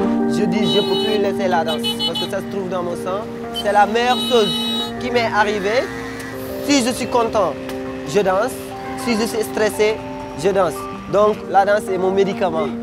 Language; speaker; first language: French; non-native, local second language; Wolof